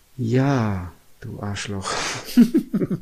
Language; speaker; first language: German; non-native, fluent; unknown